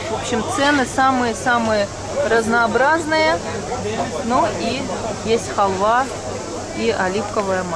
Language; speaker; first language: Russian; native; Russian